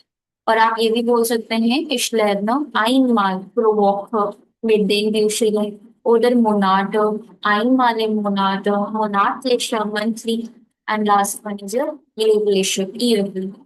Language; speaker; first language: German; non-native, learner; Hindi